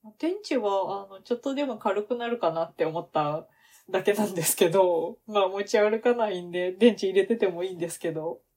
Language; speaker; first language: Japanese; native; Japanese